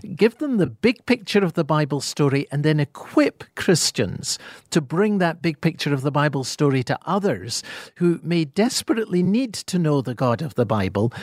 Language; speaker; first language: English; native; English